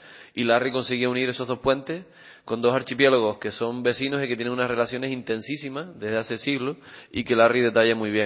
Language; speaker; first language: Spanish; native; Spanish